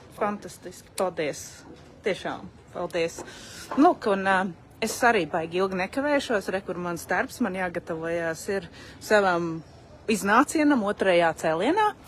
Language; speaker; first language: Latvian; early bilingual, heritage; Latvian